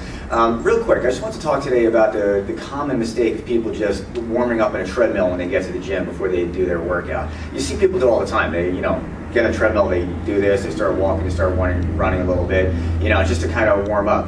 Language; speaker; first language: English; native; English